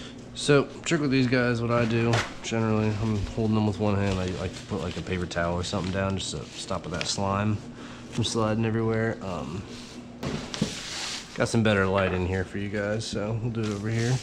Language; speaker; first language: English; native; English